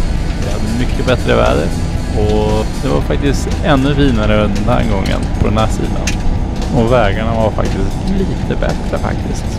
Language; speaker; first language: Swedish; native; Swedish